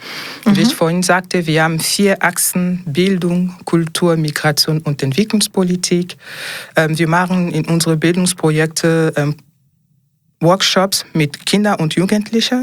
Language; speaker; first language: German; non-native, fluent; French